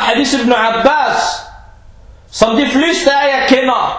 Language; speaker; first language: Danish; early bilingual, other home language; Arabic